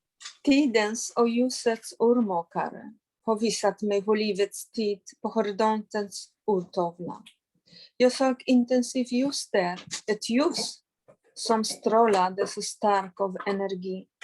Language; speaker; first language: Swedish; non-native, fluent; Polish